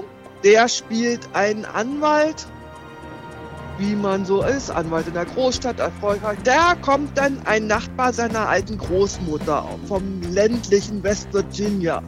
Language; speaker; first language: German; native; German